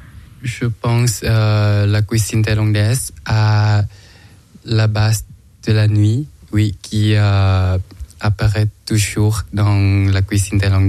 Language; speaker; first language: French; non-native, learner; Thai